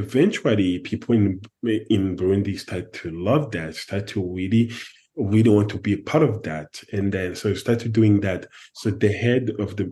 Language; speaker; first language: English; non-native, fluent; French